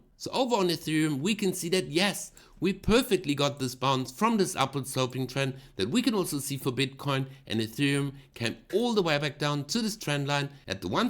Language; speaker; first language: English; non-native, fluent; German